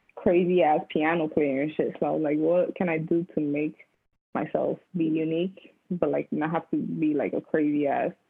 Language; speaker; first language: English; native; English